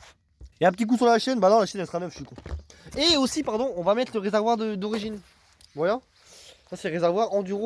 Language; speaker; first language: French; native; French